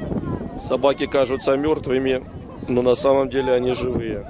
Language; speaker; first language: Russian; native; Russian